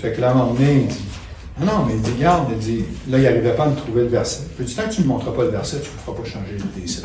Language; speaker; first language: French; native; French